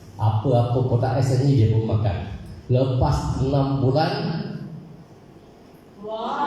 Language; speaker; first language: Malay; non-native, local second language; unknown